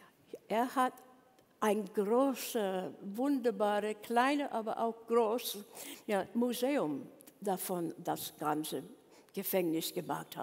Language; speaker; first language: German; non-native, learner; English